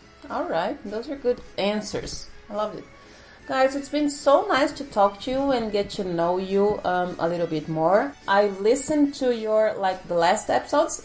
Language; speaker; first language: English; non-native, fluent; Portuguese